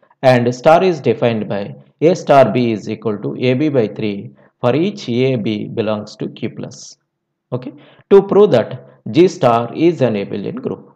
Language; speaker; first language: English; non-native, local second language; Telugu